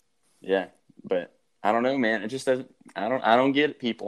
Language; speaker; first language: English; native; English